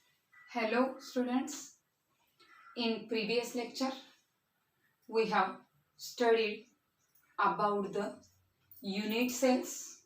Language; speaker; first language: English; non-native, local second language; Marathi